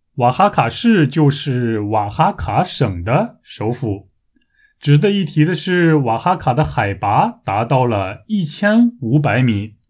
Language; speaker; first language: Chinese; native; Chinese